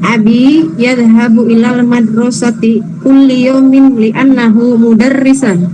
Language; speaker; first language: Arabic; non-native, learner; Indonesian